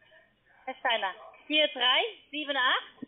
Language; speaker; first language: German; non-native, learner; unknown